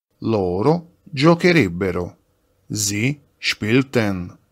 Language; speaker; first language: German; non-native, fluent; Italian